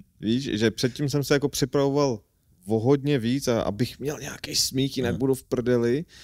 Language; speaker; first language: Czech; non-native, fluent; Armenian